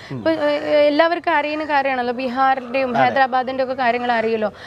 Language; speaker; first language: Malayalam; non-native, fluent; Bangla